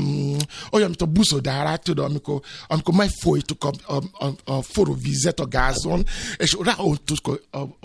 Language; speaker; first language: Hungarian; non-native, fluent; Yoruba